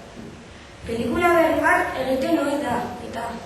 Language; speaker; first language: Basque; non-native, local second language; Spanish